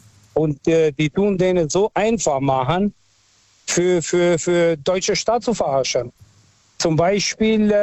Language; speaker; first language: German; non-native, fluent; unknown